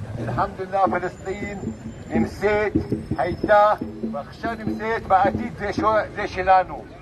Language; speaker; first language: Hebrew; non-native, local second language; Arabic